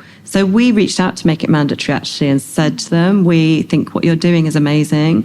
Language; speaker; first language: English; native; English